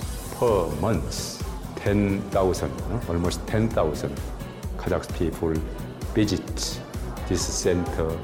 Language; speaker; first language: English; non-native, learner; Korean